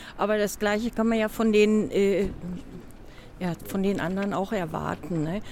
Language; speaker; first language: German; native; German